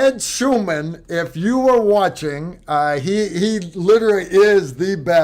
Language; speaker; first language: English; native; English